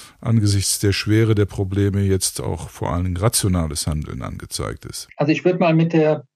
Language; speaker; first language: German; native; German